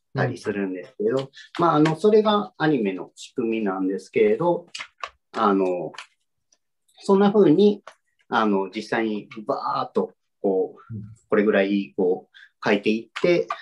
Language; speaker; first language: Japanese; native; Japanese